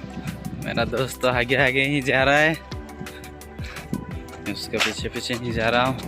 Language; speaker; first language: Hindi; non-native, local second language; Odia